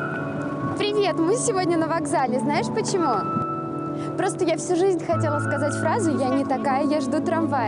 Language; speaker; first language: Russian; native; Russian